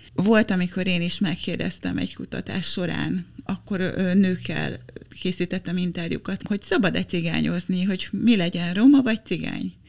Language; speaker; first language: Hungarian; native; Hungarian